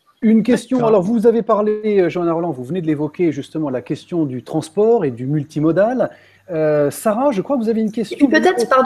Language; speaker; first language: French; native; French